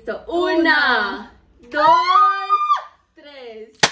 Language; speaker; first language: Spanish; native; Spanish